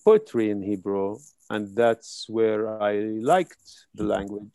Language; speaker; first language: English; non-native, fluent; Hebrew